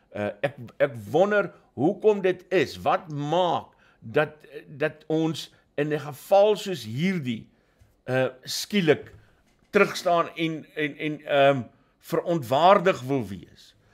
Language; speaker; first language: Afrikaans; native; Afrikaans